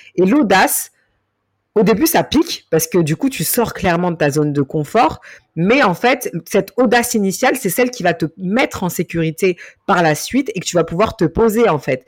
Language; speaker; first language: French; native; French